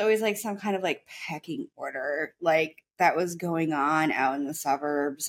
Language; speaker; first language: English; native; English